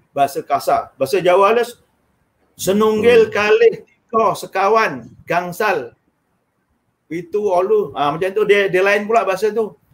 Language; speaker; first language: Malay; non-native, local second language; Javanese